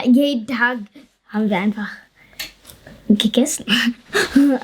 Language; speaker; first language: German; early bilingual, other home language; English